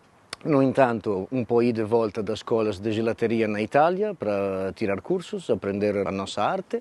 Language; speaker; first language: Portuguese; non-native, fluent; Italian